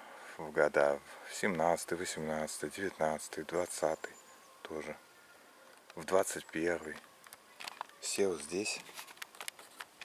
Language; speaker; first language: Russian; native; Russian